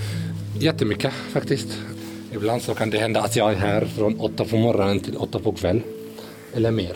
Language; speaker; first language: Swedish; early bilingual, other home language; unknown